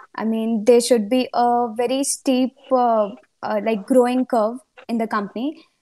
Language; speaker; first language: English; non-native, local second language; Hindi